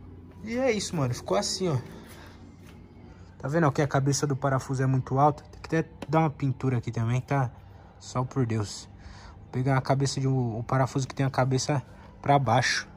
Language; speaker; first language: Portuguese; native; Portuguese